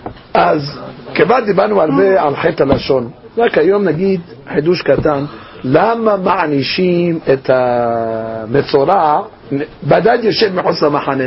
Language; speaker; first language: Hebrew; non-native, fluent; English